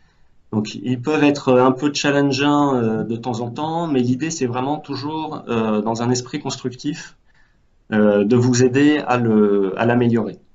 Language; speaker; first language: French; native; French